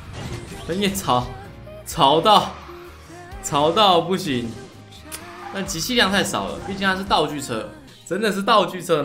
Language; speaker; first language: Chinese; native; Chinese